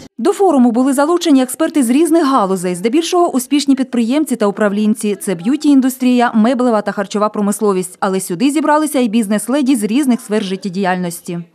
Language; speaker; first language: Ukrainian; native; Ukrainian